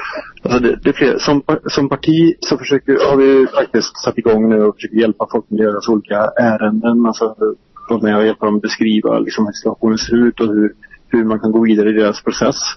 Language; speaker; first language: Swedish; native; Swedish